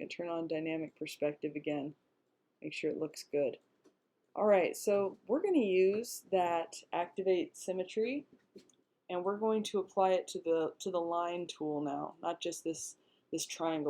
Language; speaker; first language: English; native; English